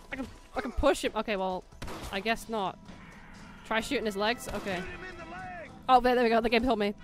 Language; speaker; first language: English; native; English